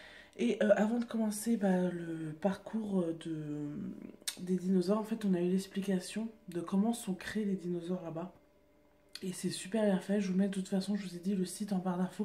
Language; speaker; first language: French; native; French